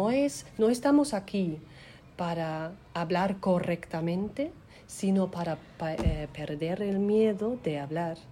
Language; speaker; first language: Spanish; non-native, fluent; German